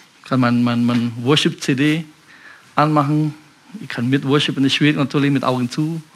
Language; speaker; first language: German; non-native, fluent; Indonesian